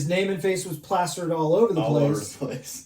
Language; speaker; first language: English; native; English